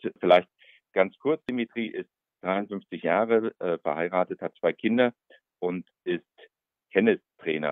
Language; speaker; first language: German; native; German